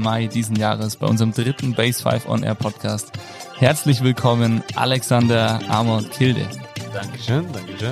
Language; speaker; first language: German; native; German